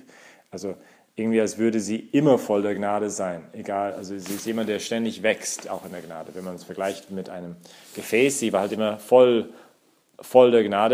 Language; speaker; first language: German; native; German